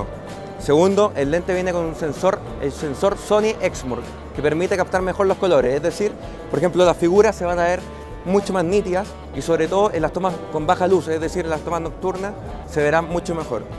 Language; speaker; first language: Spanish; native; Spanish